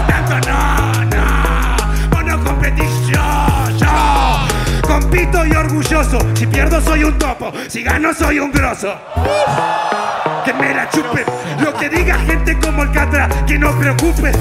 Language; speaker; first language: Spanish; native; Spanish